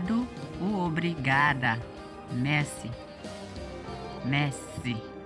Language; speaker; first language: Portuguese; non-native, learner; Haitian Creole